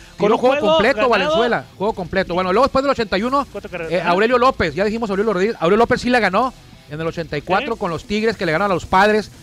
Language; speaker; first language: Spanish; native; Spanish